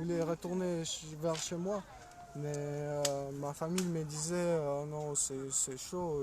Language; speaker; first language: French; non-native, learner; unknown